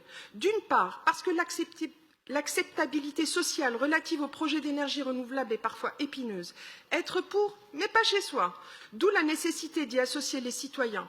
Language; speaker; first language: French; native; French